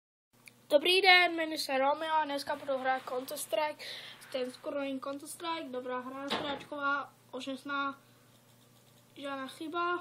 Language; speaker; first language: Czech; non-native, learner; Slovak